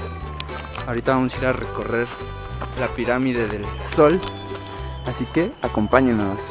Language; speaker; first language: Spanish; native; Spanish